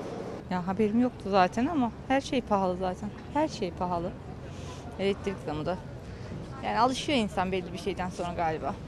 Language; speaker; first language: Turkish; native; Turkish